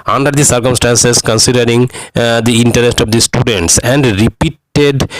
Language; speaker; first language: English; non-native, local second language; Bangla